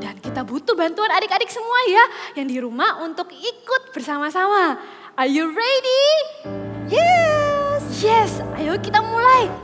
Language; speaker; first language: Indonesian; native; Indonesian